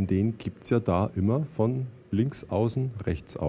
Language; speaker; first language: German; native; German